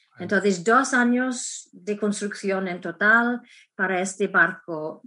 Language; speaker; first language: Spanish; non-native, fluent; English